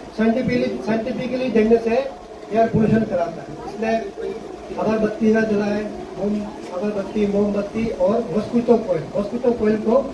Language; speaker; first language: Hindi; non-native, local second language; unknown